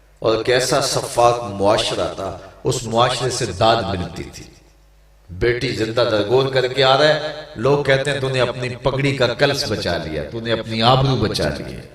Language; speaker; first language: Urdu; non-native, local second language; Punjabi